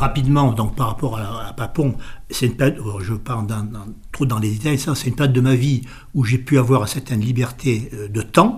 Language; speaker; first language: French; native; French